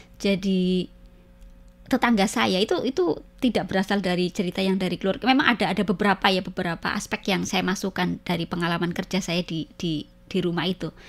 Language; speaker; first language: Indonesian; native; Indonesian